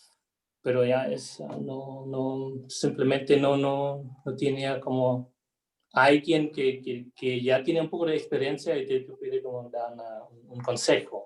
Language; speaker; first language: Spanish; non-native, fluent; German